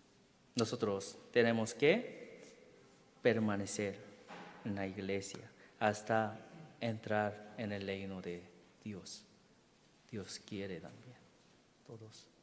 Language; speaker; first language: Spanish; non-native, learner; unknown